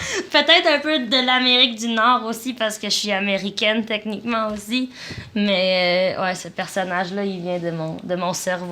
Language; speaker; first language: French; native; French